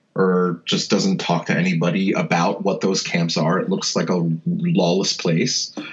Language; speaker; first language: English; native; English